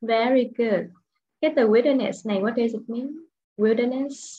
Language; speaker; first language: English; non-native, fluent; Vietnamese